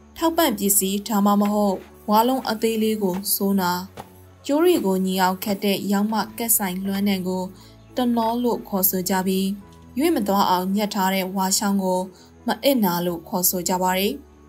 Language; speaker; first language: Burmese; native; Burmese